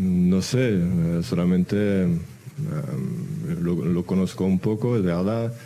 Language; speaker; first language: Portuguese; non-native, learner; French